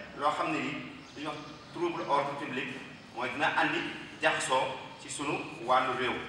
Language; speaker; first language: Wolof; non-native, local second language; Fula